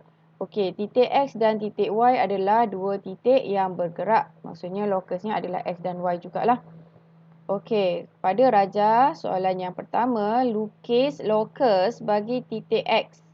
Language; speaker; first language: Malay; native; Malay